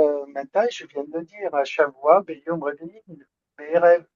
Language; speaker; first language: Hebrew; non-native, learner; French